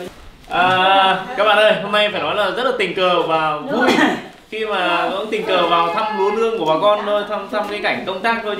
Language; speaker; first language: Vietnamese; native; Vietnamese